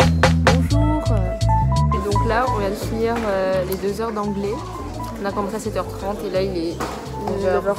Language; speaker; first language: French; native; French